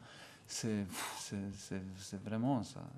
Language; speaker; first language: French; non-native, fluent; German